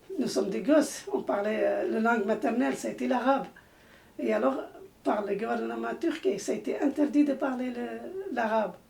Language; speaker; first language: French; non-native, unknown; Arabic